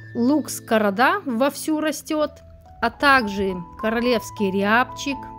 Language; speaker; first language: Russian; native; Russian